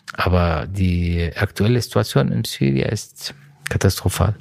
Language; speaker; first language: German; non-native, learner; Arabic